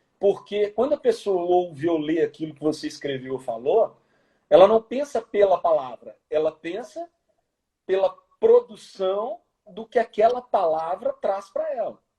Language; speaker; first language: Portuguese; native; Portuguese